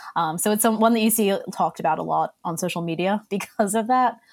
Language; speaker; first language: English; native; English